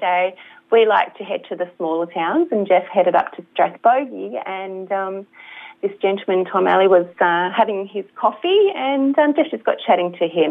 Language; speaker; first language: English; native; English